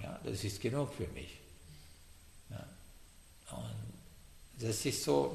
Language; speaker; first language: German; non-native, learner; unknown